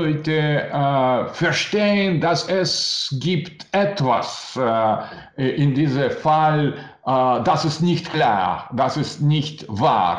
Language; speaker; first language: German; non-native, learner; Russian